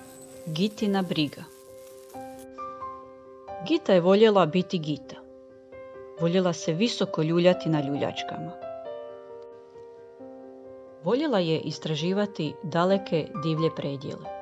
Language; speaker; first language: Croatian; native; Croatian